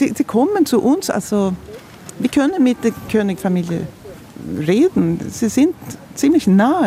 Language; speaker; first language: German; non-native, fluent; Swedish